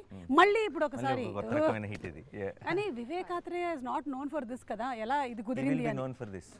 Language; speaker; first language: Telugu; native; Telugu